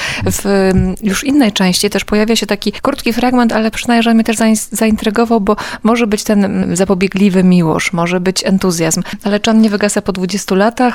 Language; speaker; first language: Polish; native; Polish